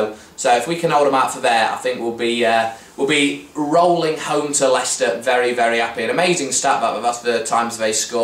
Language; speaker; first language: English; native; English